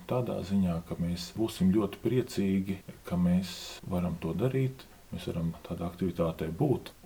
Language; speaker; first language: Latvian; native; Latvian